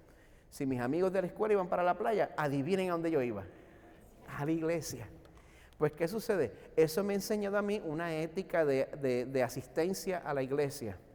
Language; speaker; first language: Spanish; native; Spanish